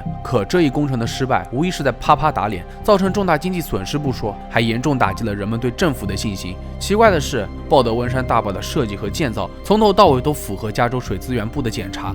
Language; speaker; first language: Chinese; native; Chinese